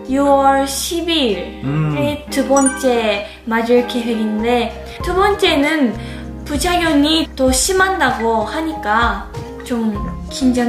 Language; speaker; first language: Korean; non-native, fluent; Japanese